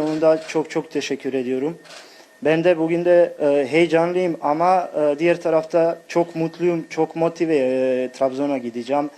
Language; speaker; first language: Turkish; non-native, fluent; Bosnian